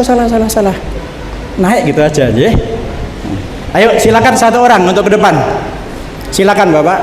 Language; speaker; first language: Indonesian; native; Indonesian